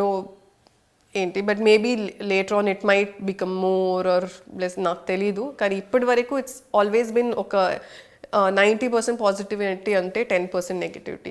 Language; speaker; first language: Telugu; non-native, local second language; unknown